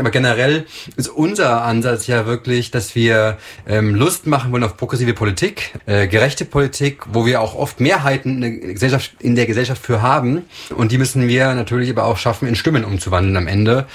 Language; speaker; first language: German; native; German